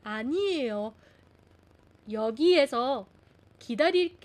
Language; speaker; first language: Korean; non-native, fluent; Filipino